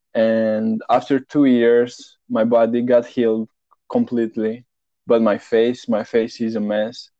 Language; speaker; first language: English; non-native, fluent; Romanian